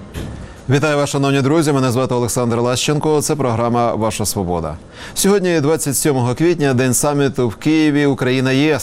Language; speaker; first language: Ukrainian; native; Ukrainian